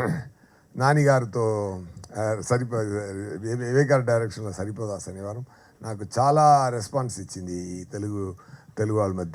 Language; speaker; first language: Telugu; non-native, local second language; Tamil